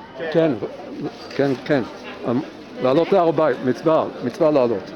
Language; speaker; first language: Hebrew; non-native, fluent; English